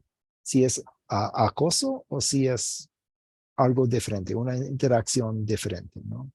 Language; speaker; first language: Spanish; non-native, fluent; English